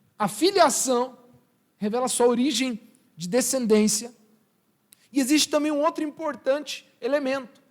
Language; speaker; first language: Portuguese; early bilingual, other home language; Spanish